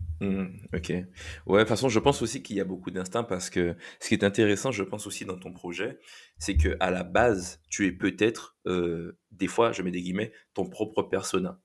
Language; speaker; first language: French; native; French